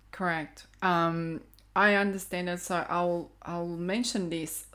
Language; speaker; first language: English; non-native, fluent; Croatian